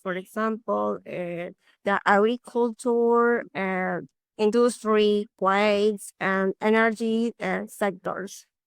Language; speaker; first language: English; non-native, learner; Spanish